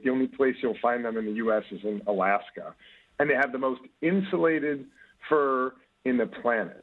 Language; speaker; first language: English; native; English